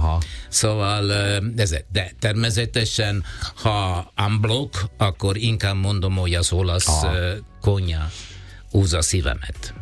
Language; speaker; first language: Hungarian; non-native, fluent; Italian